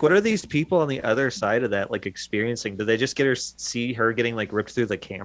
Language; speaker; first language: English; native; English